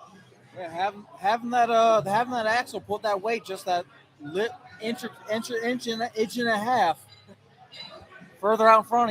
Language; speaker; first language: English; native; English